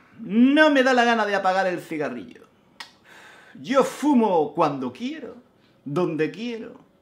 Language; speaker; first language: Spanish; native; Spanish